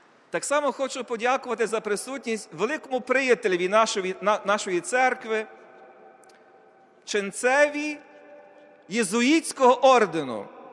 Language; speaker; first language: Ukrainian; native; Ukrainian